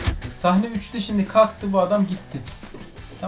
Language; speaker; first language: Turkish; native; Turkish